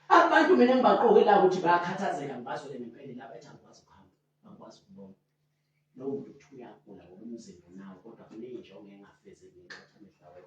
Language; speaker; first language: Zulu; native; Zulu